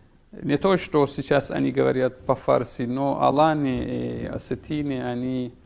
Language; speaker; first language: Russian; non-native, fluent; Persian